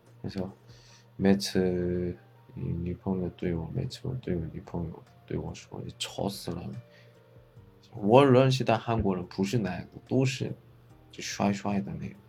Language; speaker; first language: Chinese; non-native, fluent; Korean